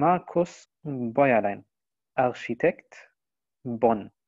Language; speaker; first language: German; non-native, fluent; Spanish